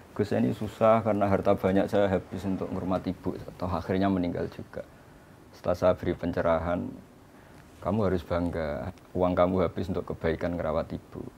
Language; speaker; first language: Indonesian; non-native, local second language; Javanese